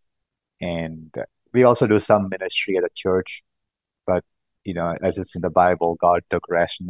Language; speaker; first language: English; non-native, local second language; Konkani